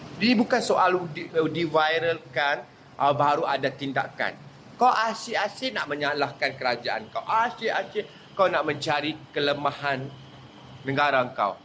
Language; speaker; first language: Malay; native; Malay